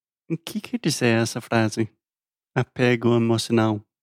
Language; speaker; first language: Portuguese; non-native, fluent; English